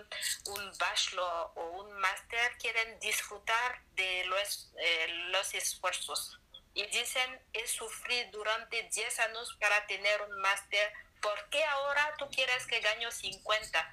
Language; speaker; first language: Spanish; non-native, learner; French